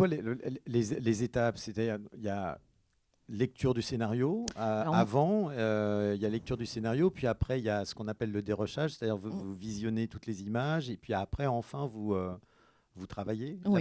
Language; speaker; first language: French; native; French